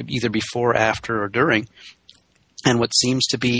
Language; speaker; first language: English; native; English